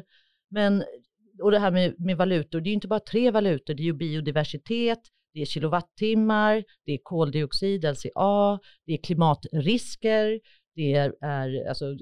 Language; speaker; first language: Swedish; native; Swedish